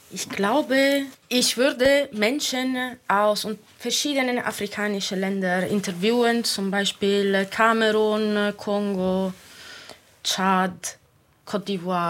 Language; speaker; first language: German; non-native, fluent; Italian